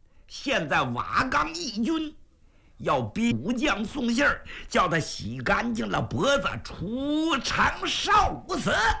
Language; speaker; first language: Chinese; native; Chinese